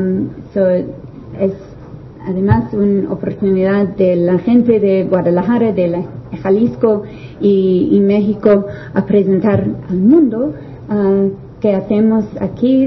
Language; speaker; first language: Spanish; non-native, learner; English